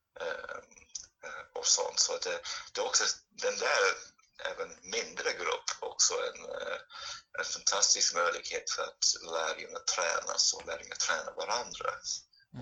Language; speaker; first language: Swedish; non-native, fluent; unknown